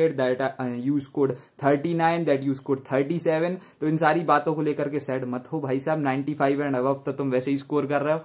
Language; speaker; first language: Hindi; native; Hindi